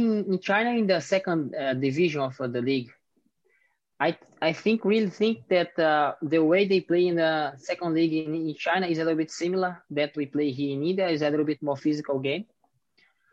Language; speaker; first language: English; non-native, fluent; Portuguese